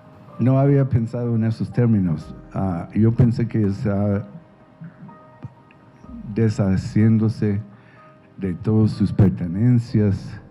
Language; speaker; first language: Spanish; non-native, fluent; English